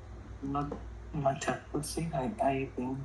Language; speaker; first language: English; non-native, learner; Indonesian